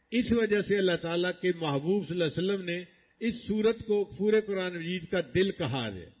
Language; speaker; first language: Urdu; non-native, local second language; Punjabi